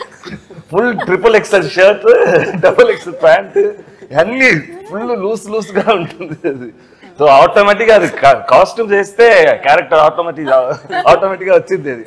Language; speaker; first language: Telugu; non-native, learner; Tamil